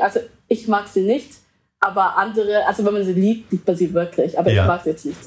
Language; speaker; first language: German; early bilingual, other home language; Vietnamese